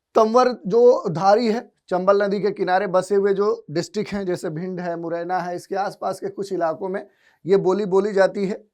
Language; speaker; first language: Hindi; native; Hindi